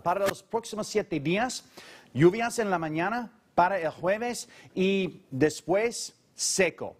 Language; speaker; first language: Spanish; non-native, fluent; English